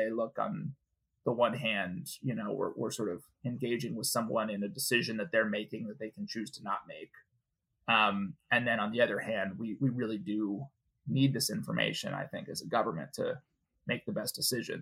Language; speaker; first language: English; native; English